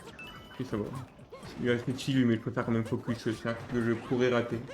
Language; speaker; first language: French; native; French